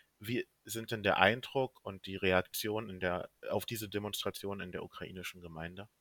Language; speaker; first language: German; native; German